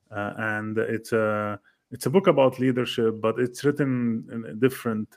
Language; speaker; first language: English; non-native, fluent; Arabic